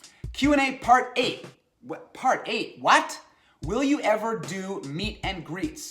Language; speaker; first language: English; native; English